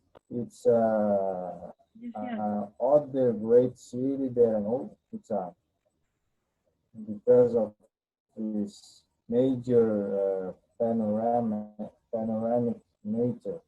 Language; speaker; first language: English; non-native, learner; Portuguese